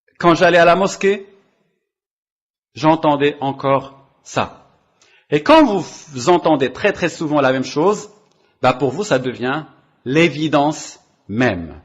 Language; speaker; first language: French; non-native, local second language; Arabic